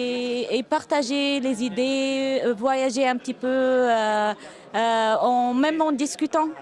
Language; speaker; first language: French; non-native, fluent; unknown